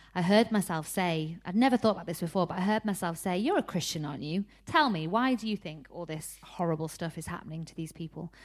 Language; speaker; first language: English; native; English